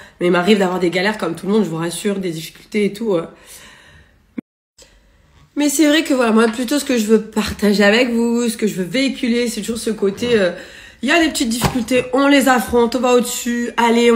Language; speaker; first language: French; native; French